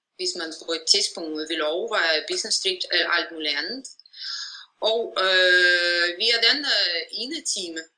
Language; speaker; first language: Danish; non-native, fluent; Russian